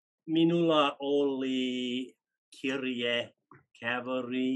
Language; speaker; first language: Finnish; non-native, learner; English